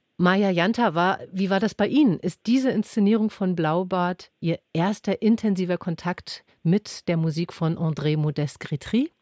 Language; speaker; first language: German; native; German